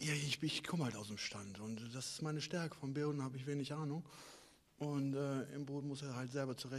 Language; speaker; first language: German; native; German